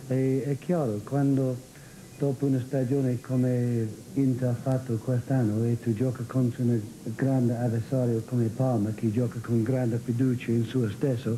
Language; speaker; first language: Italian; non-native, fluent; English